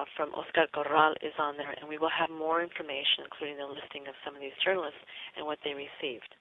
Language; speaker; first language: English; native; English